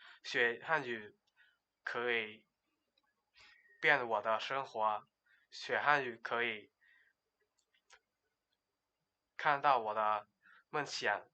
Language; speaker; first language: Chinese; non-native, learner; Lao